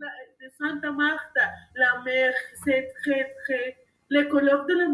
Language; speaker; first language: French; non-native, learner; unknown